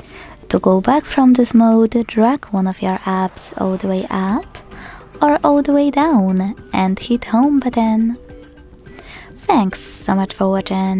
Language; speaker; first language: English; non-native, fluent; Polish